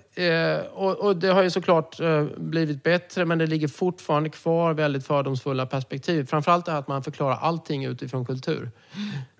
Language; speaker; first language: Swedish; native; Swedish